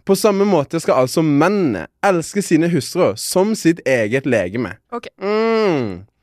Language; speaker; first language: Norwegian; early bilingual, other home language; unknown